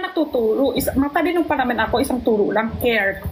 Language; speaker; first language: Filipino; non-native, learner; Chinese